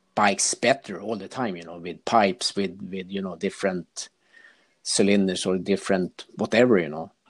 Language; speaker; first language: English; non-native, fluent; Swedish